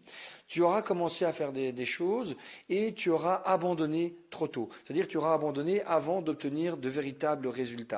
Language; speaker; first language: French; native; French